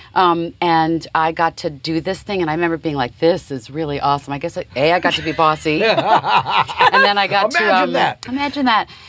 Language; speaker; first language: English; native; English